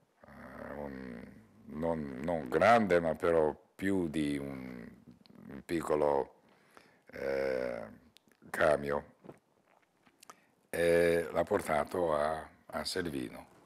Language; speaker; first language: Italian; non-native, learner; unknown